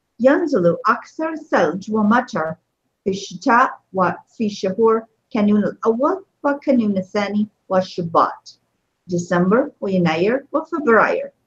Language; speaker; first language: Arabic; non-native, fluent; English